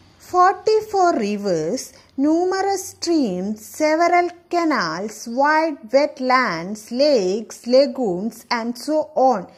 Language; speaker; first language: English; non-native, local second language; Malayalam